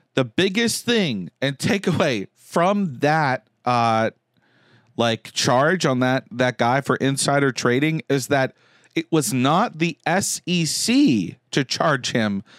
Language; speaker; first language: English; native; English